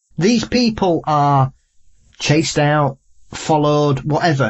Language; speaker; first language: English; native; English